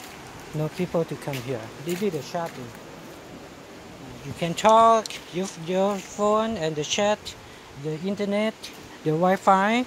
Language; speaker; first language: English; non-native, learner; Thai